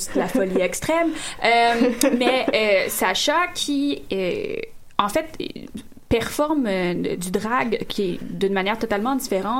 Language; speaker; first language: French; native; French